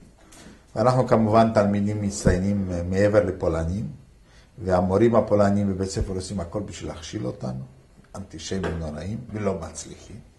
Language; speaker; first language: Hebrew; non-native, fluent; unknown